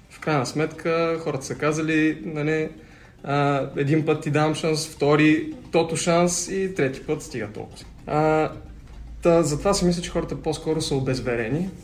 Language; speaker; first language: Bulgarian; native; Bulgarian